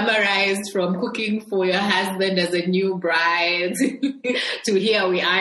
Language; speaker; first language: English; non-native, local second language; Bemba